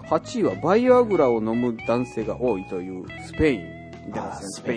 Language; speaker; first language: Japanese; native; Japanese